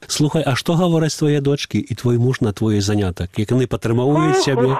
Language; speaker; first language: Polish; non-native, local second language; Belarusian